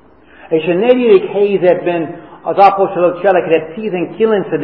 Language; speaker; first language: Hungarian; non-native, fluent; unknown